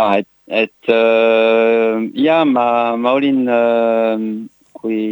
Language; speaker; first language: Estonian; non-native, learner; French